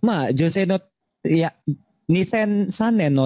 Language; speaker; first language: Japanese; non-native, learner; Indonesian